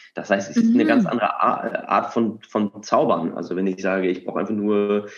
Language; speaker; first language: German; native; German